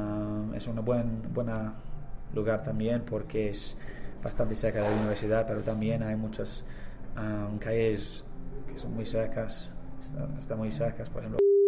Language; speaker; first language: Spanish; non-native, learner; English